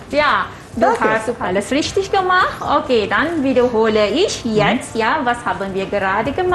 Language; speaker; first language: German; non-native, fluent; Malay